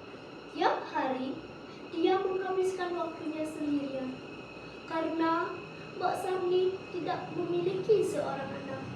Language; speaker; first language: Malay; non-native, local second language; Balinese